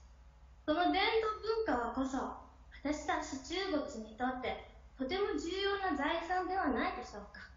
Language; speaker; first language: Japanese; non-native, learner; Chinese